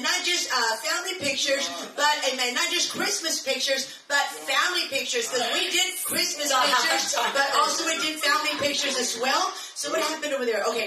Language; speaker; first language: English; native; English